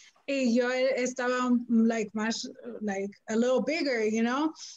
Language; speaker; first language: English; early bilingual, other home language; Spanish